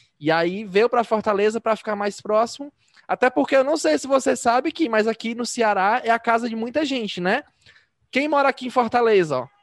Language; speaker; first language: Portuguese; native; Portuguese